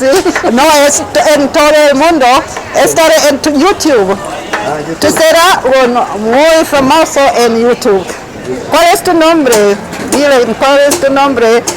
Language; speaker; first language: Spanish; non-native, learner; English